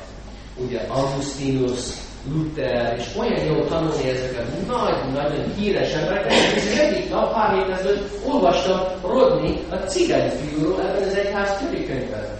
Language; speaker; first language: Hungarian; non-native, fluent; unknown